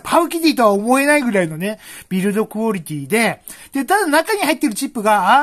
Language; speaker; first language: Japanese; native; Japanese